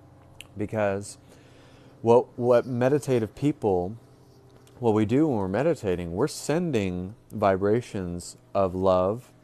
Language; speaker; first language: English; native; English